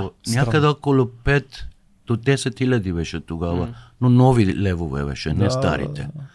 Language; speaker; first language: Bulgarian; non-native, fluent; Persian